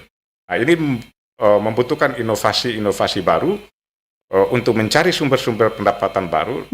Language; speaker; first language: Indonesian; native; Indonesian